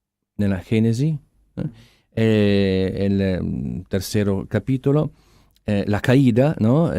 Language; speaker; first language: Spanish; non-native, fluent; Italian